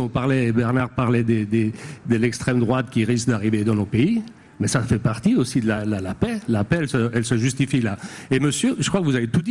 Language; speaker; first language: French; non-native, fluent; Spanish